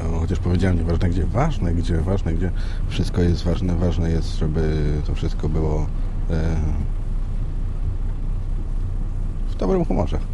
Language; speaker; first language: Polish; native; Polish